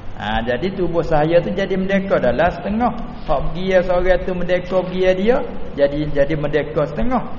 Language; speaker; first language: Malay; native; Malay